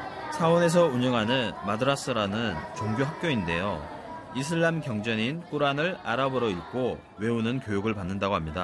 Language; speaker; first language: Korean; native; Korean